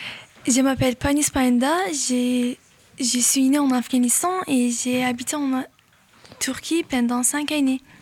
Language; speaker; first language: French; non-native, learner; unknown